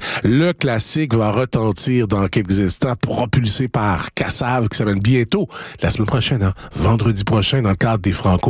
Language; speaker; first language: French; native; French